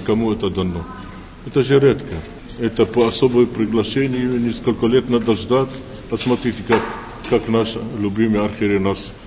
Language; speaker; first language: Russian; non-native, learner; Arabic